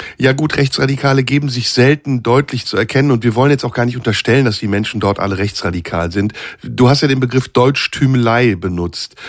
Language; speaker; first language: German; early bilingual, other home language; Turkish